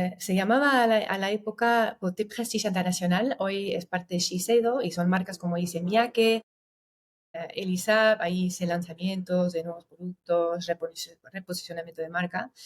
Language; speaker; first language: Spanish; non-native, fluent; German